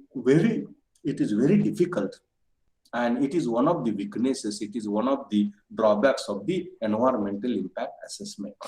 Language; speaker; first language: English; non-native, local second language; Marathi